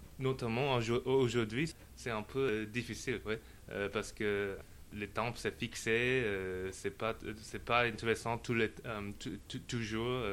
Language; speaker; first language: French; non-native, learner; English